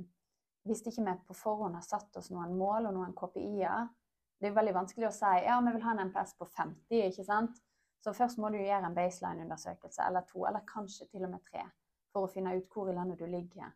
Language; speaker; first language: Norwegian; native; Norwegian